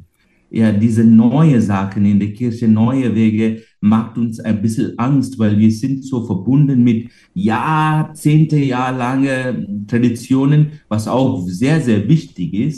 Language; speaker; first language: German; non-native, fluent; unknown